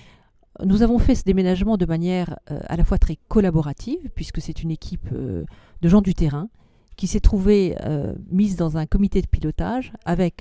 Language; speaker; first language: French; native; French